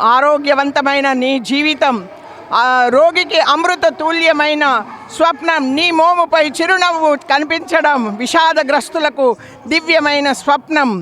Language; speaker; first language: Telugu; non-native, local second language; Marathi